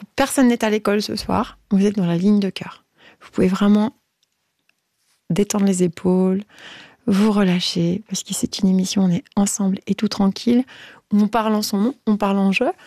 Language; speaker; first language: French; native; French